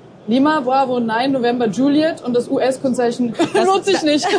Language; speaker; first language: German; native; German